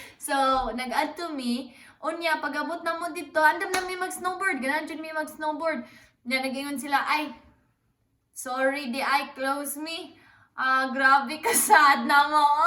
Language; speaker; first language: Cebuano; non-native, local second language; English